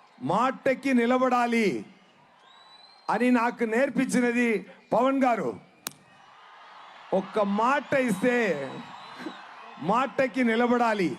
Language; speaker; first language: Telugu; non-native, learner; Tamil